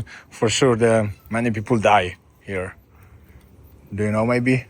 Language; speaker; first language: English; non-native, learner; Polish